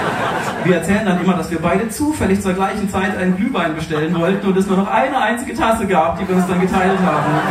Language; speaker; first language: German; native; German